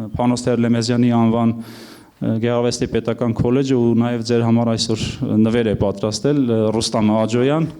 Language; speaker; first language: Armenian; non-native, local second language; Kurdish